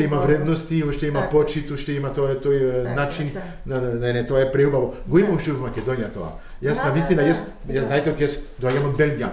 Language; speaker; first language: Macedonian; non-native, fluent; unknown